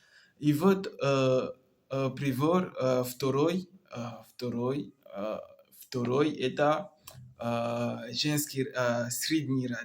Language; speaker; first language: Russian; non-native, learner; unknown